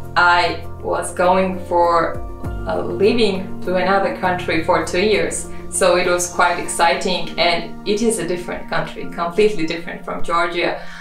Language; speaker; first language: English; non-native, fluent; Georgian